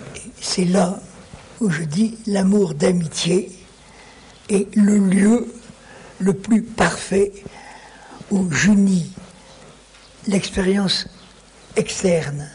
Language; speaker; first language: French; native; French